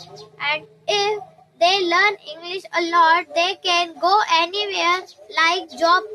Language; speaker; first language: English; non-native, learner; Hindi